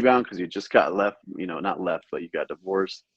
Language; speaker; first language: English; native; English